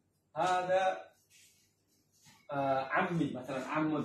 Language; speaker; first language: Arabic; non-native, fluent; Khmer